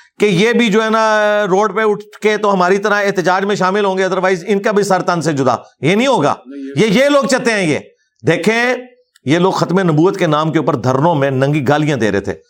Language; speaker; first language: Urdu; non-native, local second language; Punjabi